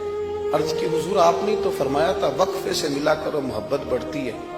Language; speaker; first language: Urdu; non-native, local second language; Punjabi